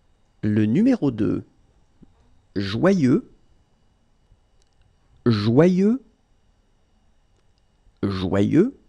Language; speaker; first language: French; native; French